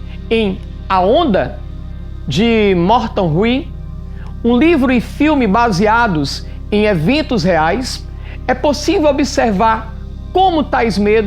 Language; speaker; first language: Portuguese; native; Portuguese